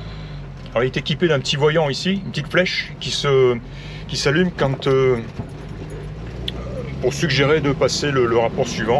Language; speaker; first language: French; native; French